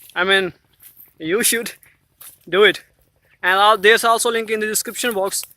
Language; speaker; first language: English; non-native, local second language; Punjabi